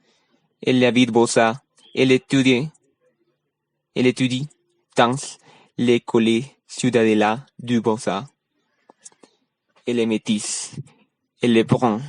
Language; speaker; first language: French; non-native, learner; Spanish